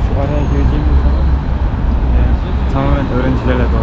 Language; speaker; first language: Turkish; native; Turkish